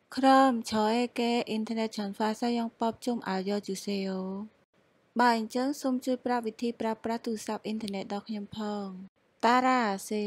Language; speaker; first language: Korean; non-native, fluent; Khmer